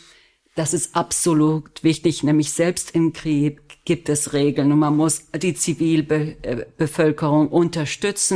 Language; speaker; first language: German; early bilingual, other home language; Spanish